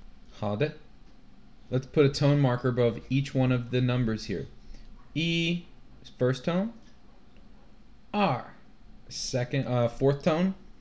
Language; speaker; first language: English; native; English